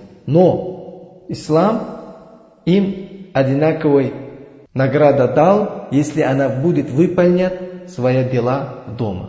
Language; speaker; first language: Russian; non-native, learner; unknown